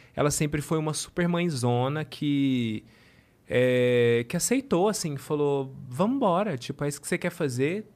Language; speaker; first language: Portuguese; native; Portuguese